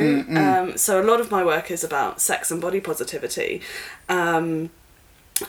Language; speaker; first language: English; native; English